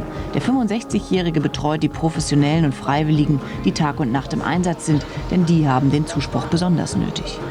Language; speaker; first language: German; native; German